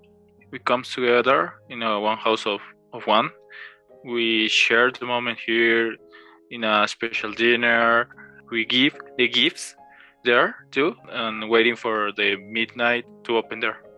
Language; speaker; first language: English; non-native, learner; Spanish